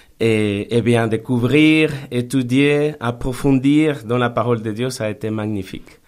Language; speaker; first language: French; non-native, fluent; Spanish